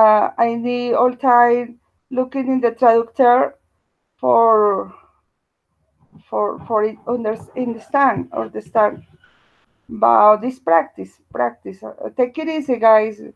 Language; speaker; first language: English; non-native, learner; Spanish